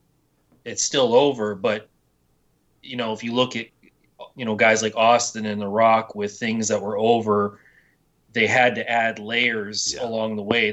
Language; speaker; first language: English; native; English